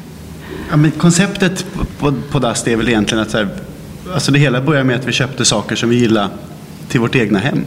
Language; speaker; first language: Swedish; native; Swedish